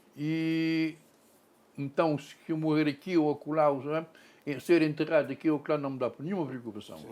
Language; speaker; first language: Portuguese; non-native, local second language; Kabuverdianu